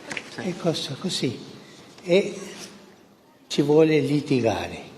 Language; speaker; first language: Italian; non-native, fluent; Spanish